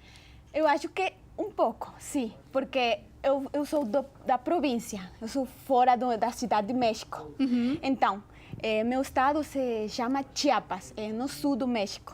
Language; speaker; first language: Portuguese; non-native, learner; Spanish